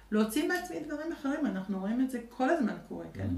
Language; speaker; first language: Hebrew; early bilingual, other home language; French